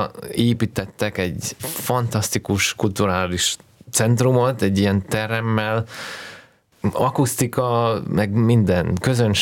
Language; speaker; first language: Hungarian; non-native, fluent; Russian